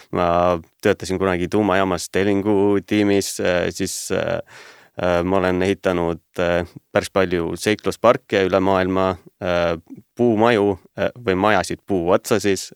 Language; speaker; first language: Estonian; native; Estonian